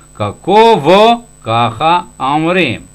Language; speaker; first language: Hebrew; non-native, fluent; Russian